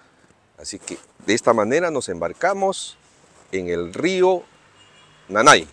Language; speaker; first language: Spanish; native; Spanish